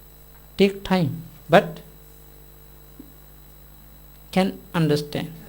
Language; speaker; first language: English; non-native, learner; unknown